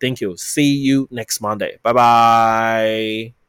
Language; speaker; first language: English; non-native, fluent; Chinese